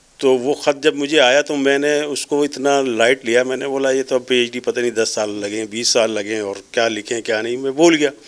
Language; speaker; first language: Urdu; native; Urdu